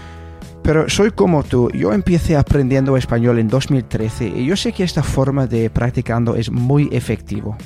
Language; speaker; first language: Spanish; non-native, fluent; English